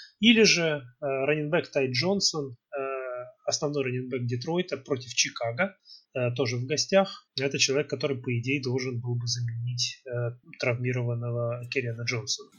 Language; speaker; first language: Russian; native; Russian